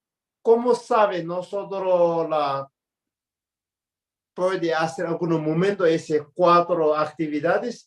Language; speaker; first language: Spanish; non-native, learner; Tibetan